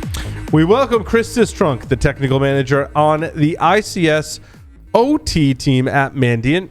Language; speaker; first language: English; native; English